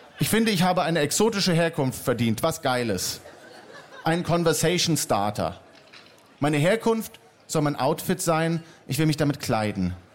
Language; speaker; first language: German; native; German